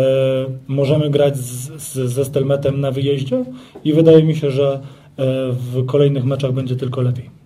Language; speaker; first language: Polish; native; Polish